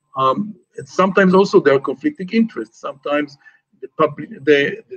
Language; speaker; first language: English; non-native, fluent; Hebrew